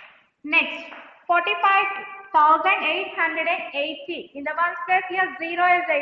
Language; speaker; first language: English; non-native, local second language; Telugu